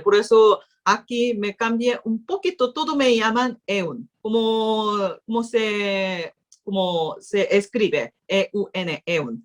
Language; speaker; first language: Spanish; non-native, learner; Korean